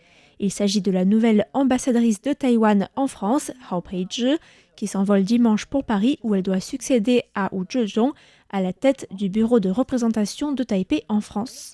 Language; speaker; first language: French; native; French